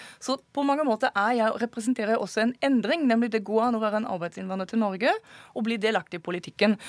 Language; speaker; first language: Norwegian; non-native, fluent; German